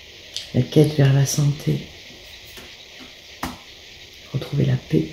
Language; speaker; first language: French; native; French